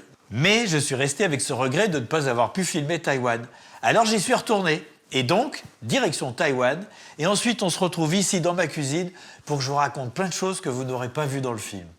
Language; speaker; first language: French; native; French